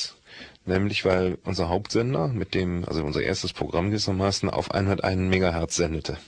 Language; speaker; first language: German; native; German